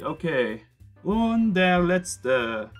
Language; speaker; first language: German; non-native, fluent; French